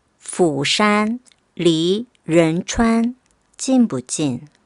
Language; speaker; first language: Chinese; non-native, fluent; Korean